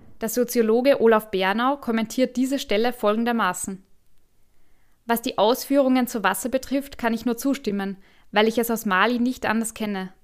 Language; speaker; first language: German; native; German